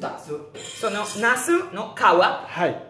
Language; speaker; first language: Japanese; non-native, learner; Italian